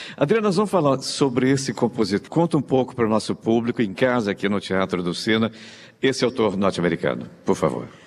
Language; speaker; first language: Portuguese; native; Portuguese